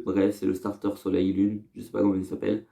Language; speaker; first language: French; native; French